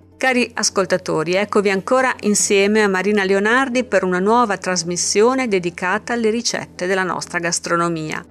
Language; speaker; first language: Italian; native; Italian